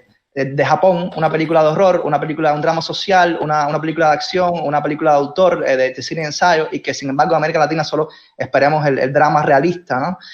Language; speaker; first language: Spanish; native; Spanish